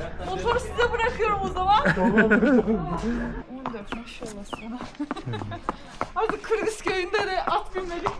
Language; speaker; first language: Turkish; native; Turkish